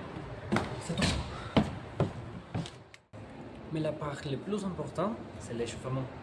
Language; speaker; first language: French; non-native, fluent; Spanish